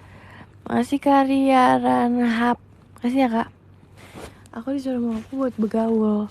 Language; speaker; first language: Indonesian; native; Indonesian